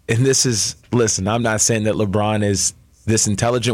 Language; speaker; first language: English; native; English